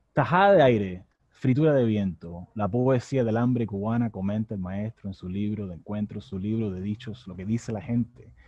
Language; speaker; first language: Spanish; native; Spanish